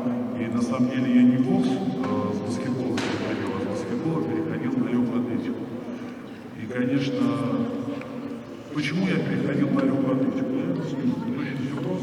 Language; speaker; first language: Russian; native; Russian